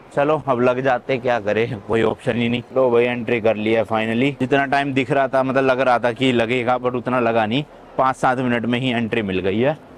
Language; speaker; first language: Hindi; native; Hindi